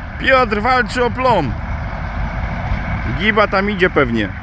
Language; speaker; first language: Polish; native; Polish